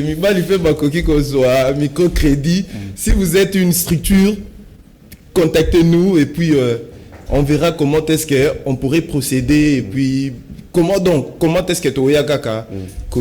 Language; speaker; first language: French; non-native, local second language; Lingala